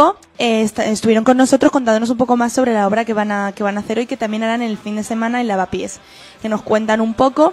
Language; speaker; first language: Spanish; native; Spanish